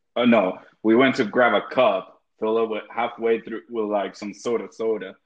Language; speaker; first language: English; early bilingual, other home language; Spanish